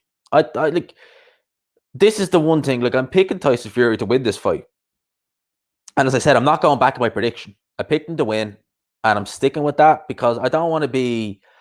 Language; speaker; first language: English; native; English